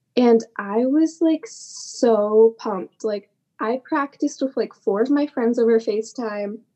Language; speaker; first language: English; native; English